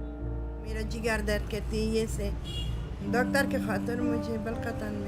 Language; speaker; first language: Hindi; non-native, learner; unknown